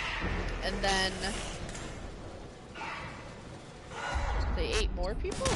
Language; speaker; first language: English; native; English